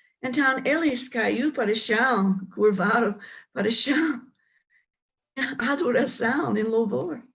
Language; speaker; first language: Portuguese; non-native, learner; English